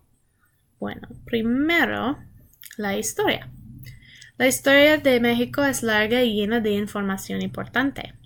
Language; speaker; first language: Spanish; non-native, learner; English